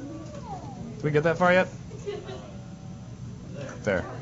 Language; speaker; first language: English; native; English